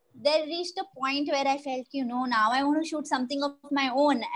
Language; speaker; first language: English; non-native, local second language; Marathi